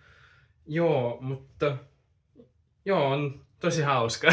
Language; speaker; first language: Finnish; non-native, fluent; Russian